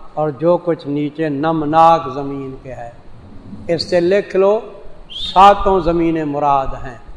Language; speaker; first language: Urdu; non-native, local second language; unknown